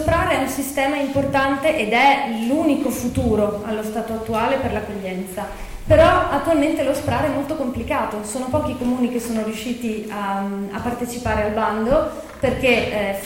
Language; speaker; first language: Italian; native; Italian